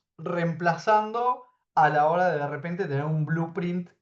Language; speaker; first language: Spanish; native; Spanish